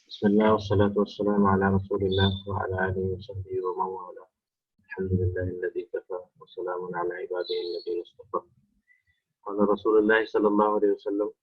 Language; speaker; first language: Arabic; non-native, fluent; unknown